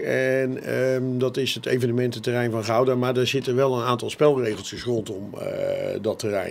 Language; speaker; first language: Dutch; native; Dutch